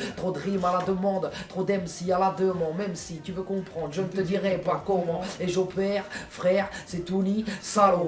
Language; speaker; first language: French; native; French